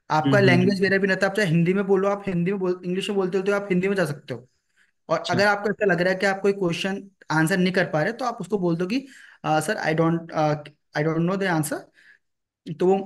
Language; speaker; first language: Hindi; native; Hindi